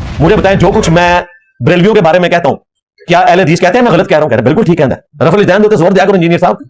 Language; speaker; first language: Urdu; non-native, local second language; Punjabi